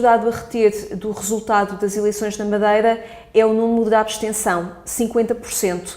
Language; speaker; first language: Portuguese; native; Portuguese